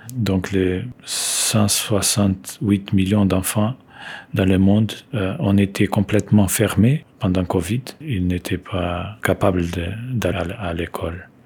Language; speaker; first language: French; non-native, fluent; Portuguese